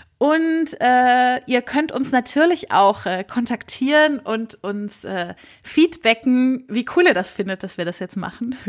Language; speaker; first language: German; native; German